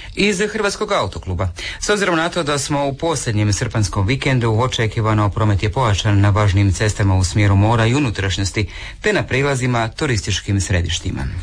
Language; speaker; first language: Serbian; native; Serbian